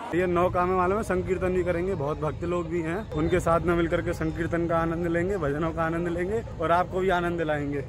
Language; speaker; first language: Hindi; native; Hindi